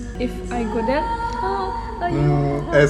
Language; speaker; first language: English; non-native, learner; Indonesian